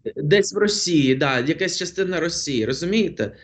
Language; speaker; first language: Ukrainian; non-native, local second language; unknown